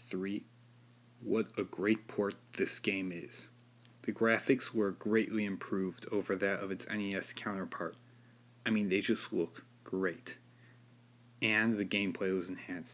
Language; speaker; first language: English; native; English